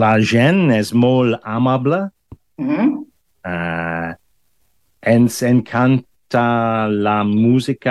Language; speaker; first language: Catalan; non-native, learner; English